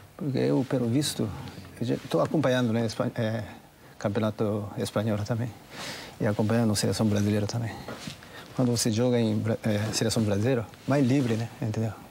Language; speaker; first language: Portuguese; non-native, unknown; Japanese